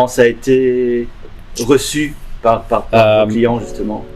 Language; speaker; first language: French; native; French